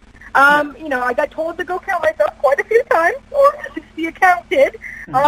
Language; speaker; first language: English; native; English